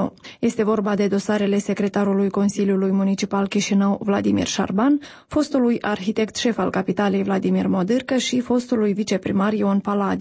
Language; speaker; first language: Romanian; native; Romanian